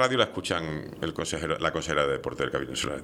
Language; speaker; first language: Spanish; native; Spanish